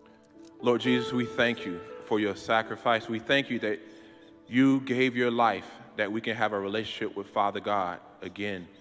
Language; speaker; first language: English; native; English